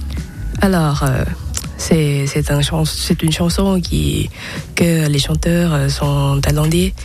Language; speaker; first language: French; non-native, learner; Thai